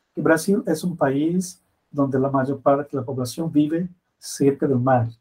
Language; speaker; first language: Spanish; non-native, fluent; Portuguese